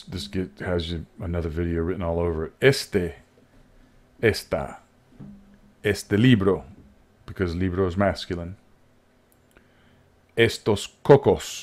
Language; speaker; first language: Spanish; non-native, fluent; English